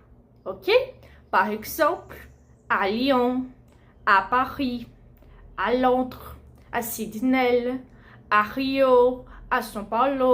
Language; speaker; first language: French; non-native, fluent; Portuguese